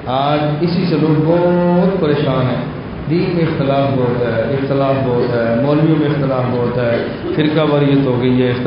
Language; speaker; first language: Urdu; native; Urdu